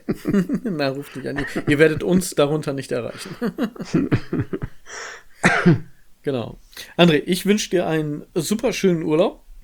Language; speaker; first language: German; native; German